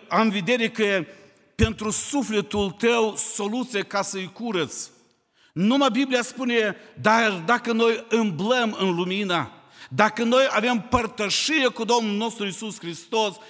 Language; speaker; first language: Romanian; non-native, local second language; Ukrainian